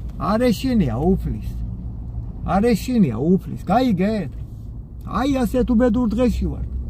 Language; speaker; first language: Georgian; native; Georgian